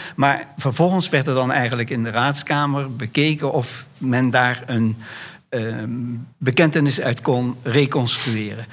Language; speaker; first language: Dutch; native; Dutch